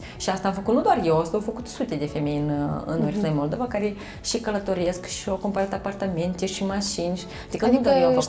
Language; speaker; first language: Romanian; native; Romanian